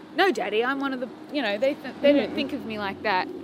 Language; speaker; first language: English; native; English